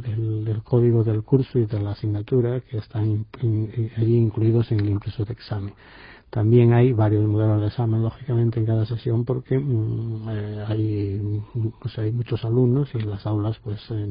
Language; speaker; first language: Spanish; native; Spanish